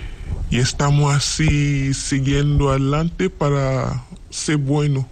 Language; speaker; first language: Spanish; non-native, learner; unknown